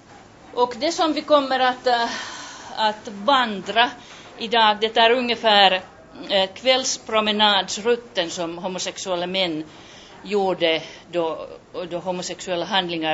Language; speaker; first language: Swedish; non-native, local second language; Finnish